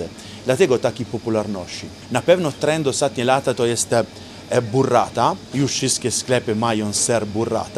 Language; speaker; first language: Polish; non-native, learner; Italian